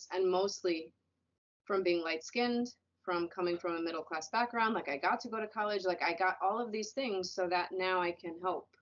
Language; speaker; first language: English; native; English